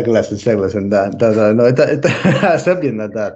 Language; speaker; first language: Russian; non-native, learner; Spanish